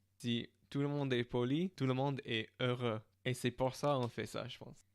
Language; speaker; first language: French; non-native, fluent; English